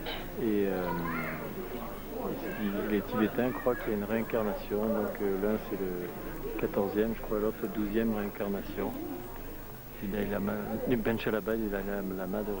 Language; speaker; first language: French; native; French